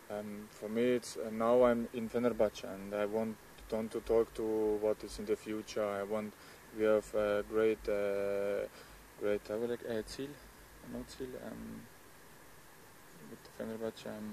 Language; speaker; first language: English; non-native, learner; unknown